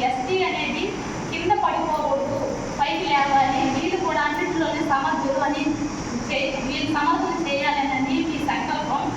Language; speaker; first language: Telugu; non-native, local second language; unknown